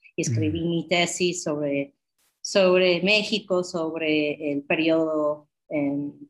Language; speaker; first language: Spanish; non-native, fluent; English